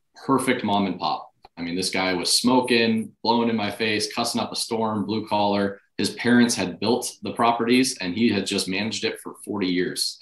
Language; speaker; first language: English; native; English